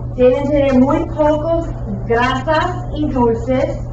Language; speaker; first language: Spanish; non-native, fluent; English